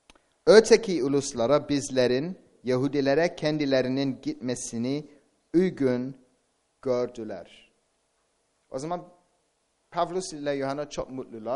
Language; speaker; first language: Turkish; non-native, fluent; English